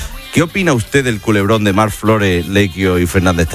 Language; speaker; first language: Spanish; native; Spanish